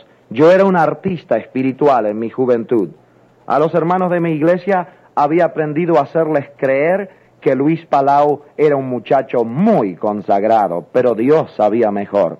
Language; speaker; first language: Spanish; native; Spanish